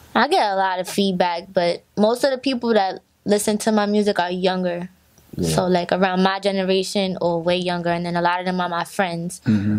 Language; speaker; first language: English; native; English